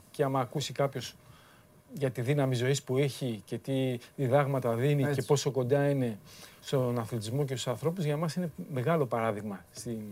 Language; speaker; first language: Greek; native; Greek